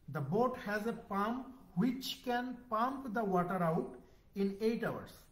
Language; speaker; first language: English; non-native, local second language; Bangla